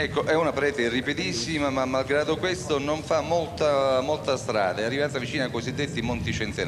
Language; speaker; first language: Italian; native; Italian